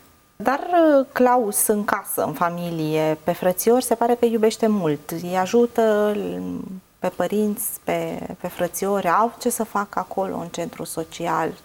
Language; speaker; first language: Romanian; native; Romanian